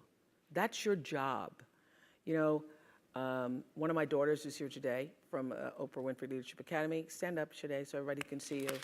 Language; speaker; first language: English; native; English